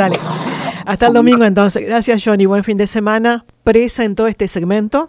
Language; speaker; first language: Spanish; native; Spanish